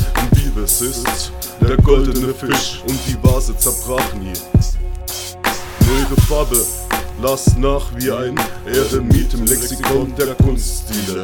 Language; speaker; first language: German; native; German